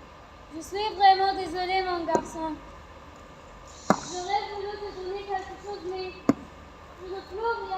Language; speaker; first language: French; non-native, learner; Arabic